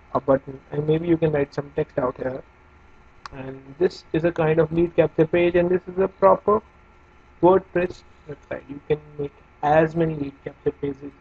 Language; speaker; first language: English; non-native, local second language; Hindi